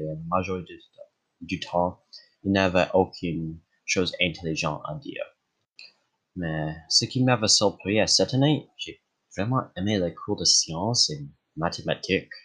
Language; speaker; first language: French; non-native, local second language; English